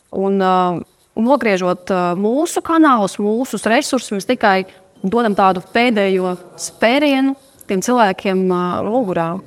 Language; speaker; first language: Latvian; non-native, local second language; Russian